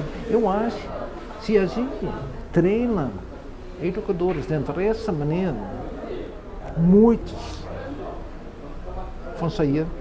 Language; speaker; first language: Portuguese; non-native, fluent; Dutch